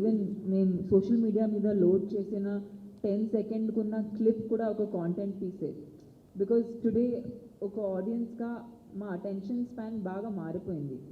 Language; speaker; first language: Telugu; non-native, local second language; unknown